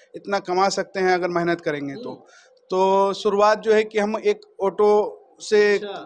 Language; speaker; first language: Hindi; native; Hindi